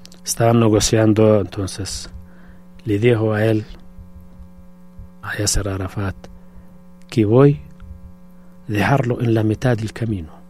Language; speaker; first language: Spanish; non-native, fluent; Arabic